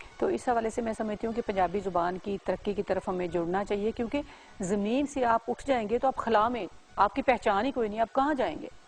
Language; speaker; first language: Urdu; non-native, local second language; Punjabi